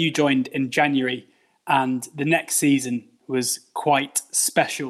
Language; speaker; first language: English; native; English